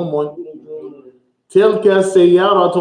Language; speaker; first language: Arabic; non-native, fluent; English